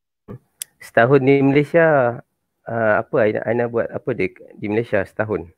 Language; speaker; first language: Malay; native; Malay